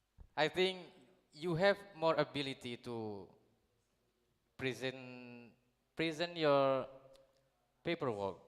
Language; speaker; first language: English; non-native, learner; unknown